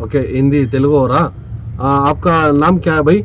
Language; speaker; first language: Hindi; non-native, local second language; Kannada